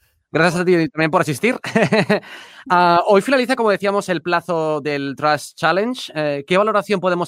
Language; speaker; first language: Spanish; native; Spanish